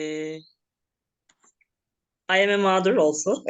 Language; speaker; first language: English; non-native, learner; Turkish